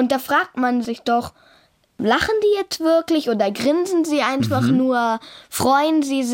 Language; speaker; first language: German; native; German